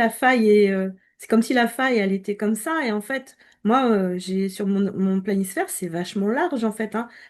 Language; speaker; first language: French; native; French